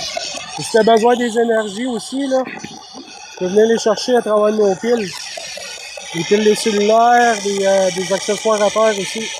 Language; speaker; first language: French; native; French